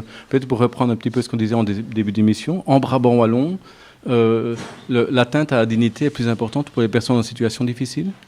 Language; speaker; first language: French; native; French